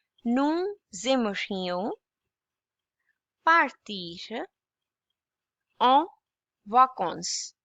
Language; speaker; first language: French; non-native, fluent; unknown